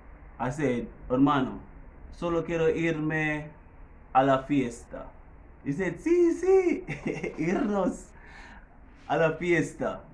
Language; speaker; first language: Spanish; non-native, learner; English